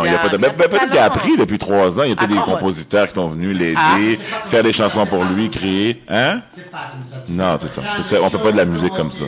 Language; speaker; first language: French; native; French